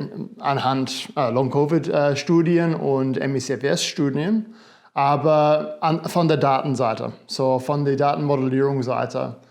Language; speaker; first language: German; non-native, fluent; English